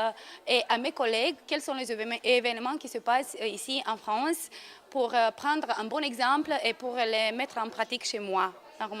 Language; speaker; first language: French; non-native, fluent; Romanian